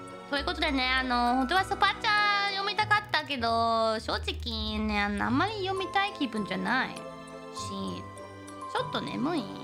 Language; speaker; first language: Japanese; non-native, fluent; German